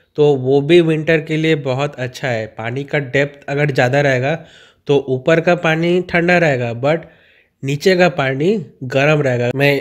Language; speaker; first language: Hindi; non-native, local second language; Bangla